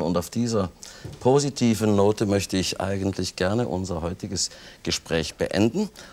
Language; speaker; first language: German; native; German